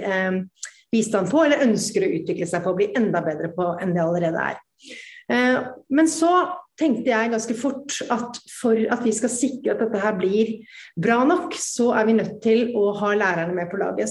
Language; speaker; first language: Norwegian; native; Norwegian